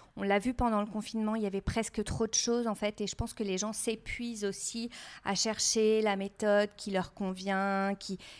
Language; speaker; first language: French; native; French